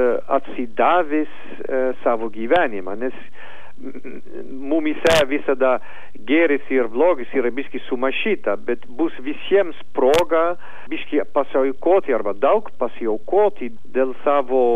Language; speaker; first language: Lithuanian; non-native, learner; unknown